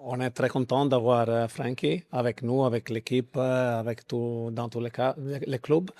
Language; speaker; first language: French; non-native, fluent; Italian